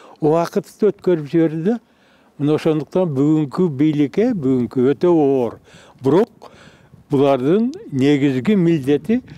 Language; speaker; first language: Kyrgyz; native; Kyrgyz